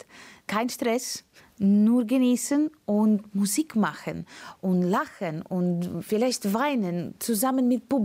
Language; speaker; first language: German; non-native, learner; Latvian